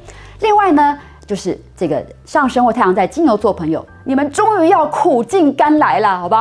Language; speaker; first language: Chinese; native; Chinese